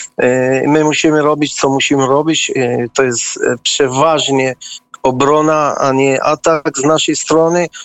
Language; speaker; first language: Polish; early bilingual, heritage; Polish